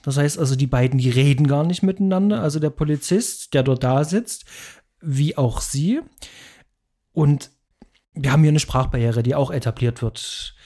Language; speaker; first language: German; native; German